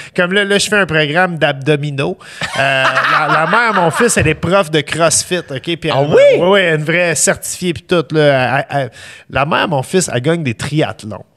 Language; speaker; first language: French; native; French